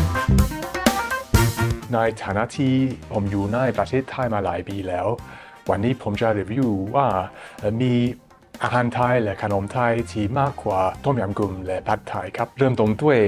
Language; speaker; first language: Thai; non-native, fluent; English